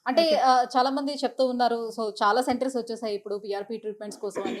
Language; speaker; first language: Telugu; native; Telugu